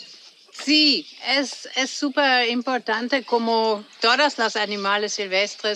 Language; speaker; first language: Spanish; non-native, fluent; German